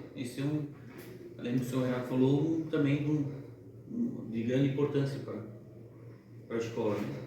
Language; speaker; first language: Portuguese; native; Portuguese